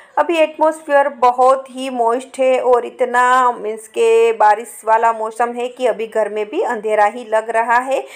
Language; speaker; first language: Hindi; non-native, local second language; Gujarati